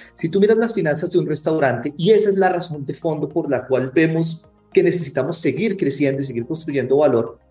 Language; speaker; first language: Spanish; native; Spanish